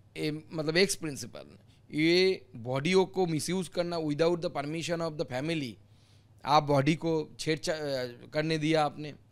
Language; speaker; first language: Hindi; non-native, local second language; Bangla